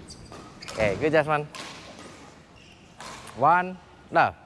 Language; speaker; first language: English; non-native, fluent; Indonesian